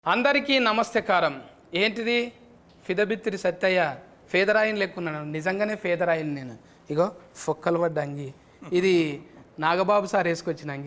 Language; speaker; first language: Telugu; native; Telugu